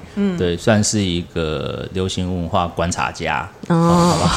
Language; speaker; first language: Chinese; native; Chinese